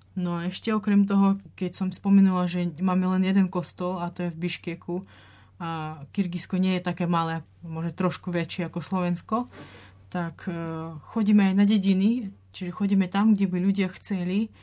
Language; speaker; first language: Slovak; non-native, fluent; Russian